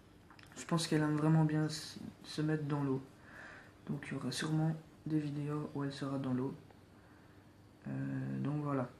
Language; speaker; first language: French; native; French